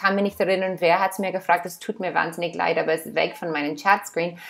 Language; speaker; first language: German; non-native, fluent; English